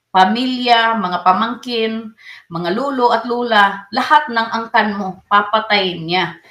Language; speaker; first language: Filipino; non-native, local second language; Cebuano